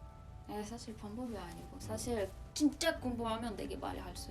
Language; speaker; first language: Korean; non-native, learner; Russian